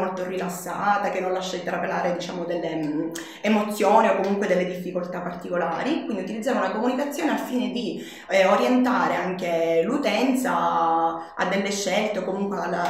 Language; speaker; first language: Italian; native; Italian